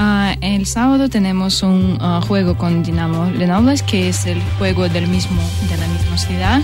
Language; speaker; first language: Spanish; non-native, learner; Russian